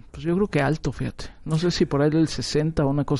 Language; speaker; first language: Spanish; native; Spanish